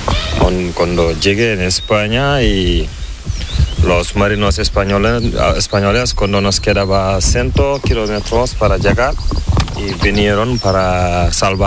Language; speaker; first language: Spanish; non-native, learner; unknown